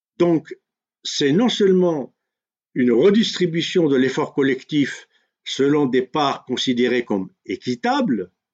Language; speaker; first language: French; non-native, local second language; Kabyle